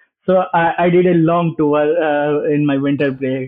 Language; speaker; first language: English; non-native, local second language; Hindi